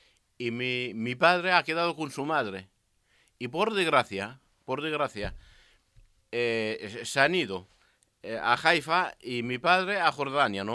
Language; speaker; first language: Spanish; non-native, learner; Arabic